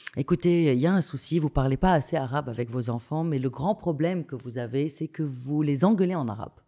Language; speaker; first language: French; native; French